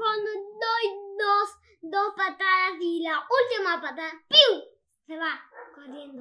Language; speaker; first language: Spanish; native; Spanish